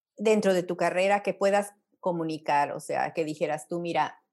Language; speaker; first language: Spanish; native; Spanish